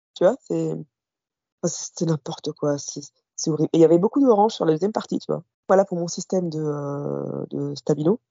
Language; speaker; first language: French; early bilingual, other home language; Kabyle